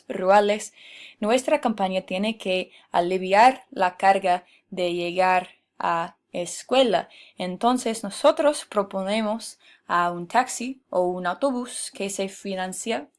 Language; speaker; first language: Spanish; non-native, fluent; English